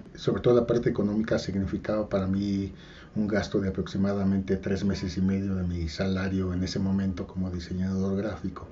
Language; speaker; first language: Spanish; native; Spanish